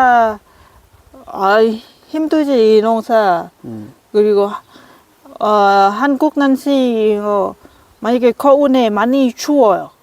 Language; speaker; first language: Korean; non-native, learner; Lao